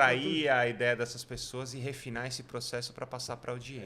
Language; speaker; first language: Portuguese; native; Portuguese